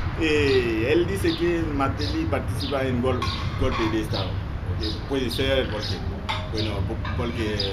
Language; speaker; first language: Spanish; non-native, fluent; Haitian Creole